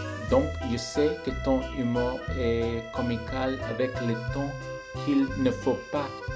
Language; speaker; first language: French; non-native, learner; English